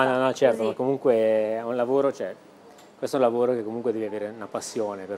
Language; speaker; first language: Italian; native; Italian